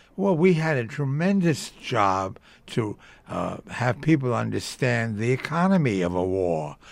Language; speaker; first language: English; early bilingual, other home language; Yiddish